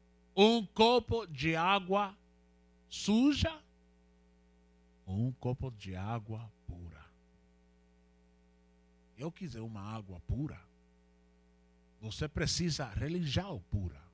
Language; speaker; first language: Portuguese; non-native, learner; Spanish